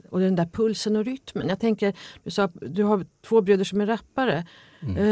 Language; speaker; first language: Swedish; native; Swedish